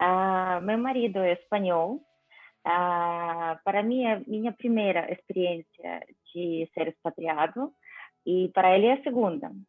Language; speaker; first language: Portuguese; non-native, fluent; Ukrainian